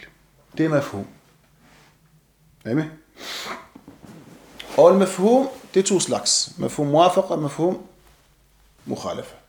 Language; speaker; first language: Danish; non-native, fluent; Arabic